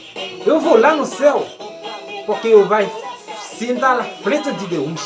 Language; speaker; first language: Portuguese; non-native, learner; Haitian Creole